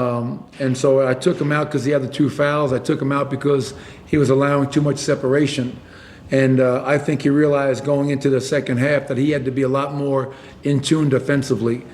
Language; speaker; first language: English; native; English